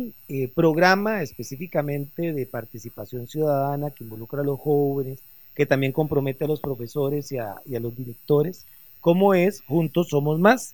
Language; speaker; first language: Spanish; native; Spanish